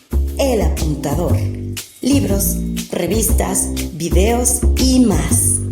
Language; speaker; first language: Spanish; native; Spanish